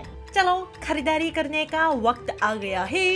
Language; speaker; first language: Hindi; non-native, fluent; Japanese